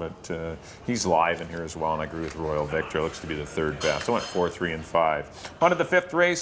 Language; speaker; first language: English; native; English